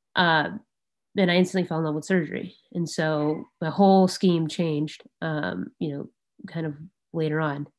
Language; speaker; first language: English; native; English